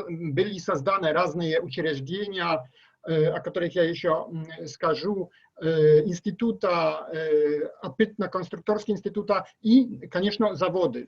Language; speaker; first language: Russian; non-native, learner; Polish